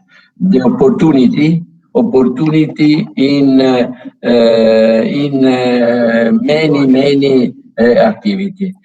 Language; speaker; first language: English; non-native, learner; Italian